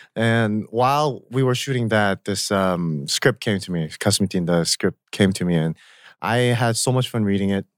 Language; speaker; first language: English; early bilingual, other home language; Korean